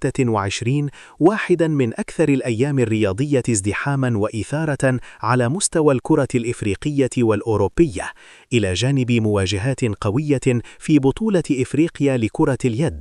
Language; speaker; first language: Arabic; native; Arabic